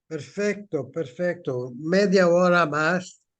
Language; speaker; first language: Spanish; non-native, fluent; Portuguese